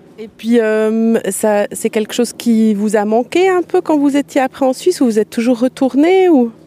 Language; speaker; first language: French; non-native, local second language; Swiss German